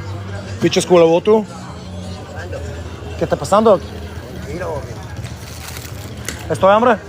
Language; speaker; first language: Spanish; non-native, learner; Bulgarian